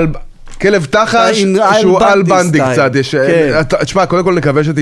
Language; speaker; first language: Hebrew; native; Hebrew